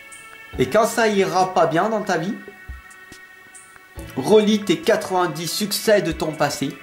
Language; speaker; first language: French; native; French